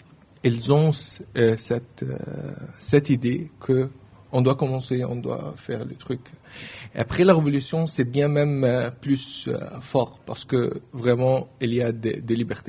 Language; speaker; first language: French; non-native, learner; Arabic